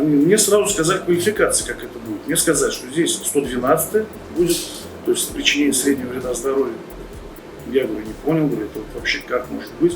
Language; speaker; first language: Russian; native; Russian